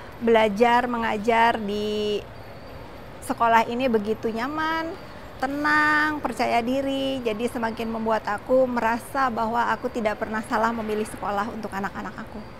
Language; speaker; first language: Indonesian; native; Indonesian